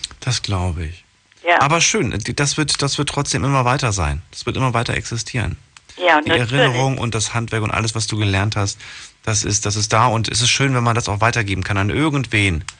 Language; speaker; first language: German; native; German